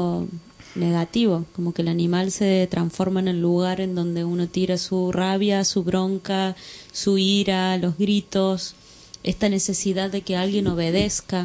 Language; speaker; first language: Spanish; native; Spanish